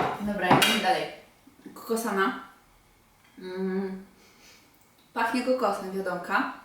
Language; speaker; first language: Polish; native; Polish